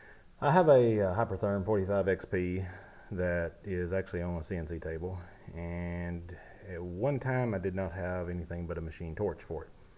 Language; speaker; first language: English; native; English